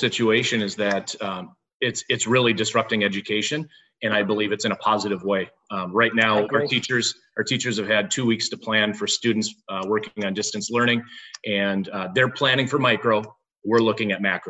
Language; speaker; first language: English; native; English